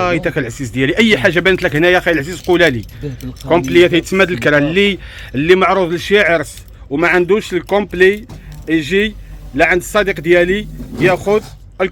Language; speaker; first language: Arabic; native; Arabic